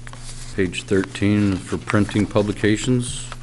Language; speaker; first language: English; native; English